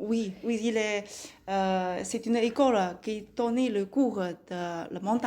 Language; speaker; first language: French; non-native, learner; Chinese